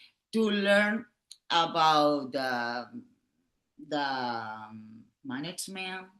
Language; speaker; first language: English; non-native, learner; Catalan